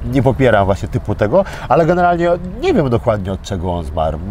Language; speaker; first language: Polish; early bilingual, other home language; Armenian